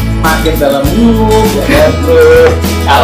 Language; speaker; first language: Indonesian; native; Indonesian